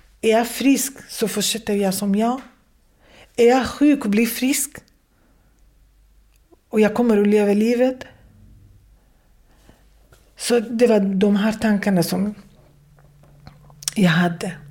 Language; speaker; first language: Swedish; non-native, fluent; Kurdish